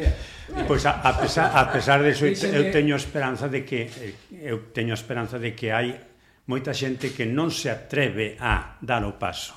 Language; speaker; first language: Galician; native; Galician